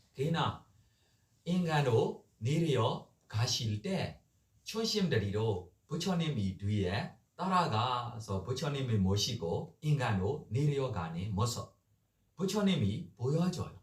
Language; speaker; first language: Korean; non-native, learner; Burmese